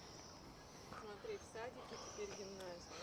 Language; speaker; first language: Russian; native; Russian